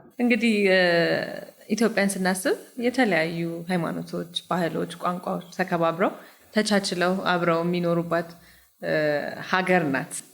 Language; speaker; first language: Amharic; native; Amharic